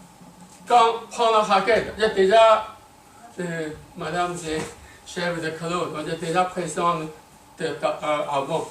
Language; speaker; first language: French; non-native, learner; Chinese